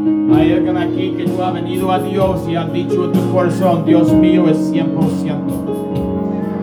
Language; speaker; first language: Spanish; non-native, learner; English